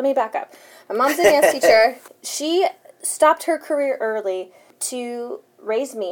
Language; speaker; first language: English; early bilingual, other home language; Spanish